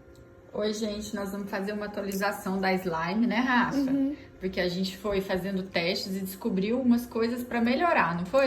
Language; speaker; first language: Portuguese; native; Portuguese